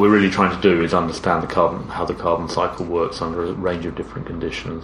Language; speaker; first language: English; native; English